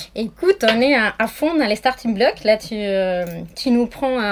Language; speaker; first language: French; non-native, fluent; Spanish